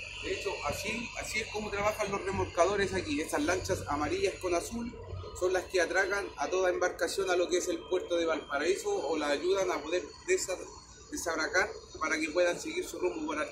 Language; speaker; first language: Spanish; native; Spanish